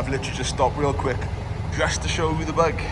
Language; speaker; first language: English; native; English